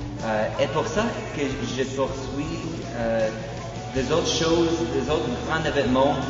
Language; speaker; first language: French; non-native, fluent; Polish